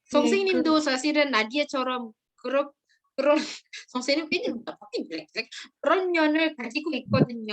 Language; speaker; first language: Korean; non-native, fluent; Indonesian